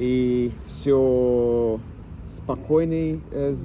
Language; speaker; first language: Russian; non-native, learner; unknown